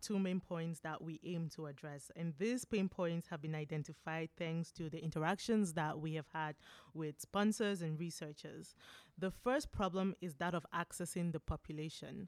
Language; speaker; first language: English; non-native, local second language; French